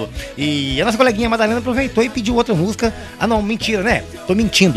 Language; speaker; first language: Portuguese; native; Portuguese